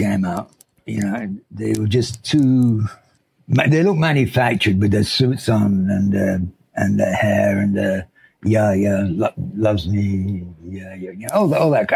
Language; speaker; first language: English; native; English